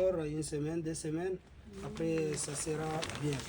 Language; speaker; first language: French; non-native, learner; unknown